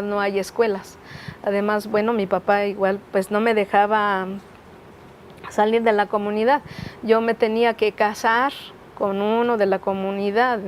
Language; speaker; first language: Spanish; non-native, local second language; Nahuatl languages